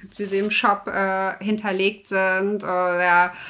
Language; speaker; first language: German; native; German